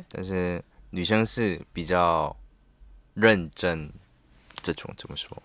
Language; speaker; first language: Chinese; non-native, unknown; Korean